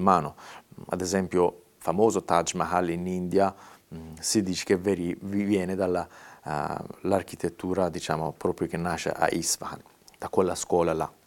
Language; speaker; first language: Italian; non-native, fluent; Persian